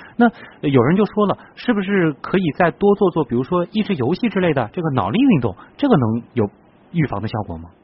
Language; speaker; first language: Chinese; native; Chinese